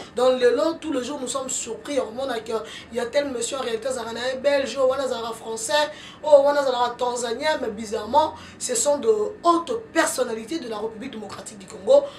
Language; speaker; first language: French; non-native, local second language; Lingala